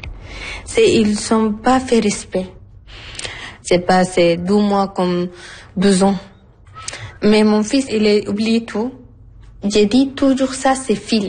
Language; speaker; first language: French; non-native, learner; Arabic